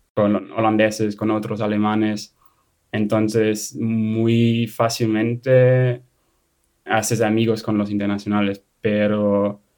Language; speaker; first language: Spanish; non-native, fluent; German